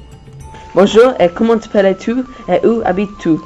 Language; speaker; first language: French; non-native, learner; English